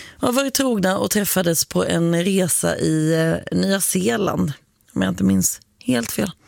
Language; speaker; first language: Swedish; native; Swedish